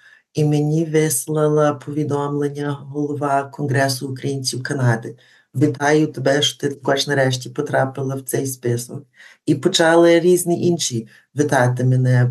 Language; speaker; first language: Ukrainian; early bilingual, heritage; Ukrainian